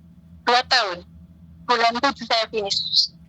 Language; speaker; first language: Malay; non-native, local second language; Javanese